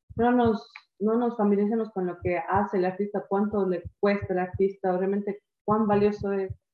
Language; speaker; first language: Spanish; native; Spanish